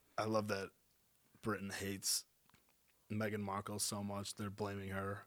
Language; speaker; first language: English; native; English